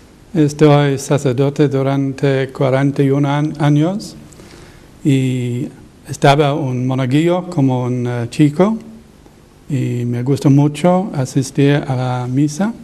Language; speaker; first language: Spanish; non-native, learner; English